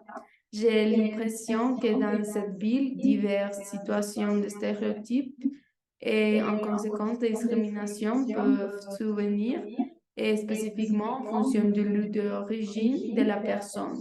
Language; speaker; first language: French; non-native, learner; Spanish